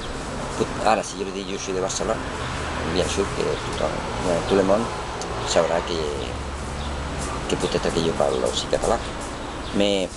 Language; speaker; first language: French; non-native, learner; Spanish